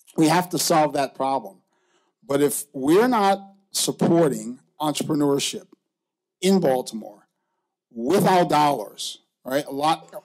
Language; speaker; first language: English; native; English